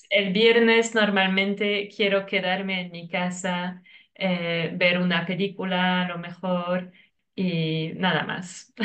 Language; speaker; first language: Spanish; non-native, fluent; French